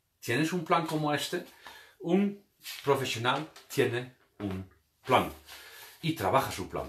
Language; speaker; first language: Spanish; non-native, fluent; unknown